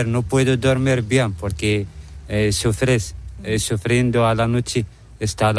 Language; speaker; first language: Spanish; non-native, learner; Arabic